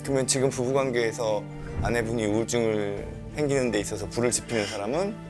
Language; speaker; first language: Korean; native; Korean